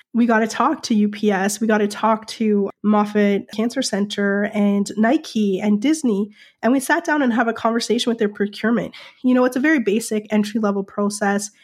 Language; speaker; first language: English; native; English